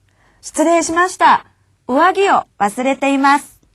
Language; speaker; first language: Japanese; non-native, fluent; Korean